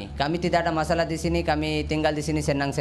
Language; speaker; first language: Indonesian; non-native, learner; Rohingya